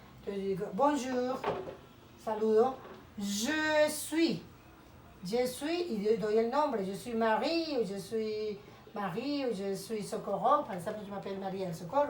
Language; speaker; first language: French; non-native, fluent; Spanish